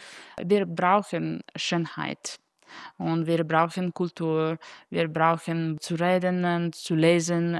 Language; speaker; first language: German; non-native, fluent; Italian